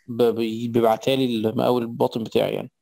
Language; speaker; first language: Arabic; native; Arabic